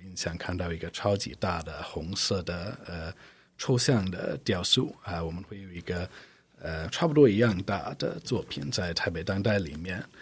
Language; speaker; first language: Chinese; non-native, fluent; English